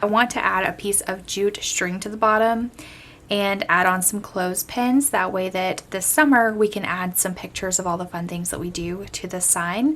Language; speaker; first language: English; native; English